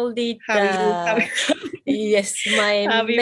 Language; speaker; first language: English; non-native, fluent; Japanese